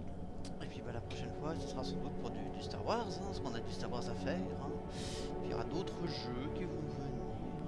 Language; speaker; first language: French; native; French